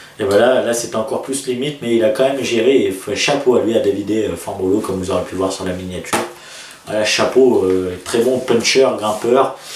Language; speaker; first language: French; native; French